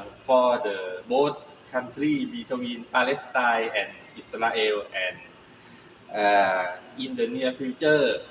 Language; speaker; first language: English; non-native, learner; Thai